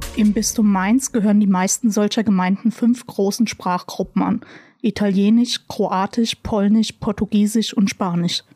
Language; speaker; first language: German; early bilingual, other home language; Croatian